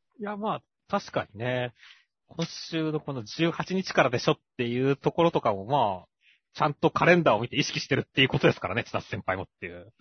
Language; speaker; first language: Japanese; native; Japanese